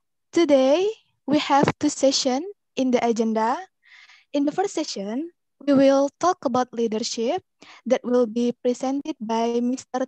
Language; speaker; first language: English; non-native, fluent; Indonesian